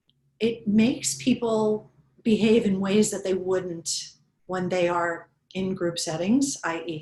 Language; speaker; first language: English; native; English